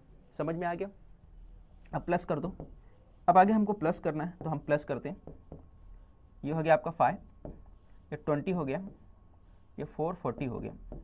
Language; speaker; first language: Hindi; native; Hindi